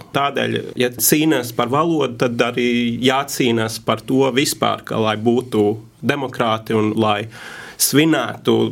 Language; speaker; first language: Latvian; non-native, fluent; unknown